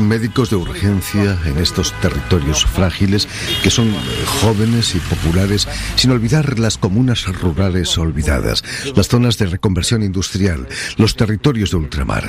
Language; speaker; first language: Spanish; native; Spanish